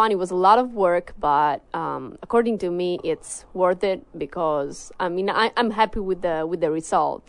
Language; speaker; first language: English; non-native, fluent; Italian